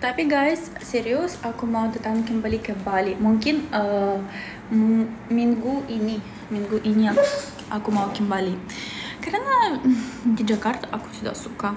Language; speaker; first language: Indonesian; non-native, learner; Belarusian